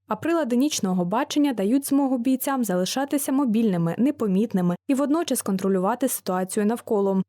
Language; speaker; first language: Ukrainian; native; Ukrainian